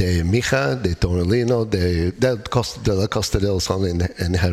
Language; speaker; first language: Spanish; non-native, learner; English